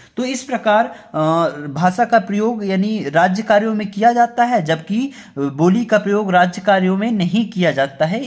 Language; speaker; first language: Hindi; native; Hindi